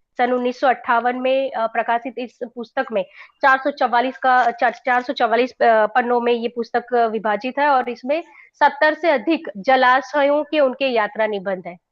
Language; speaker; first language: Hindi; non-native, local second language; Gujarati